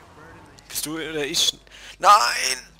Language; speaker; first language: German; native; German